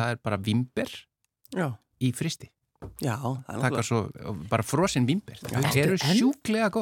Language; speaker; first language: Icelandic; native; Icelandic